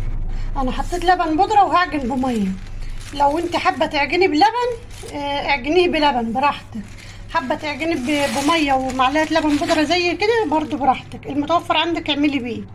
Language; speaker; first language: Arabic; native; Arabic